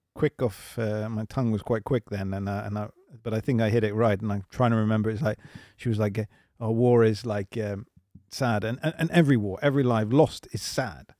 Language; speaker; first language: English; native; English